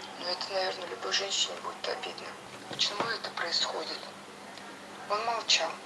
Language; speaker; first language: Russian; native; Russian